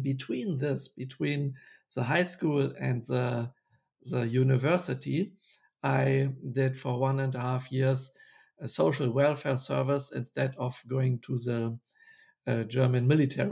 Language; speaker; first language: English; non-native, fluent; German